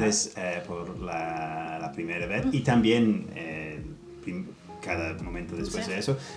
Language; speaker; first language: Spanish; non-native, learner; English